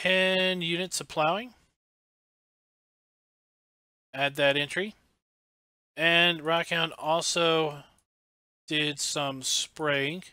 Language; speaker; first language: English; native; English